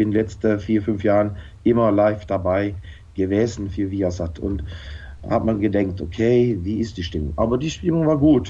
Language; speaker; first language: German; non-native, fluent; Norwegian